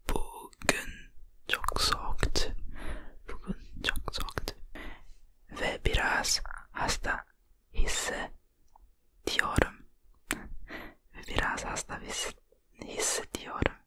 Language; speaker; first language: Turkish; non-native, learner; Finnish